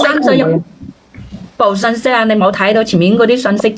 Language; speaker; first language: Cantonese; native; Cantonese